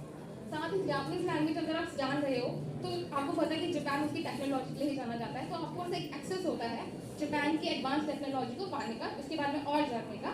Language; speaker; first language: Hindi; native; Hindi